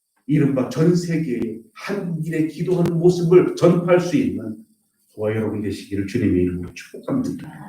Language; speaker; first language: Korean; native; Korean